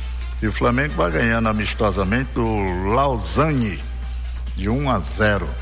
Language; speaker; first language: Portuguese; native; Portuguese